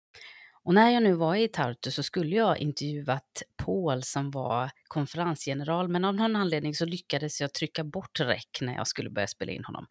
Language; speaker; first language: Swedish; native; Swedish